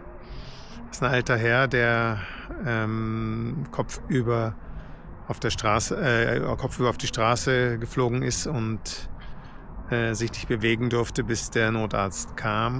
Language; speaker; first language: German; native; German